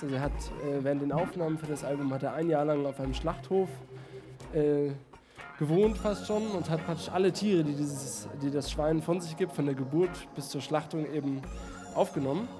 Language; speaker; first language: German; native; German